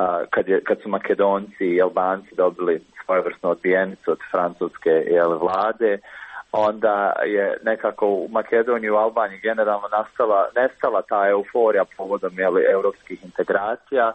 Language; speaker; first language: Croatian; native; Croatian